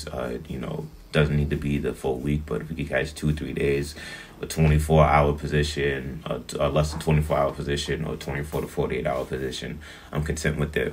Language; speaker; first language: English; native; English